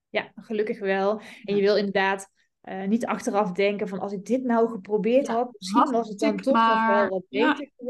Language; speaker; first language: Dutch; native; Dutch